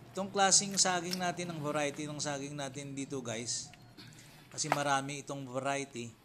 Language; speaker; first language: Filipino; non-native, local second language; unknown